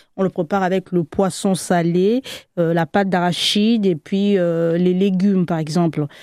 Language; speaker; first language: French; native; French